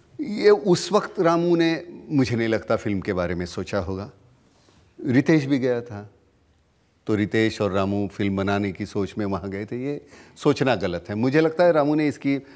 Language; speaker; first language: Hindi; non-native, local second language; Marathi